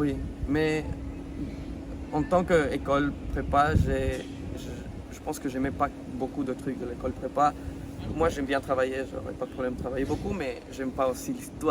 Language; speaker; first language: French; non-native, fluent; Spanish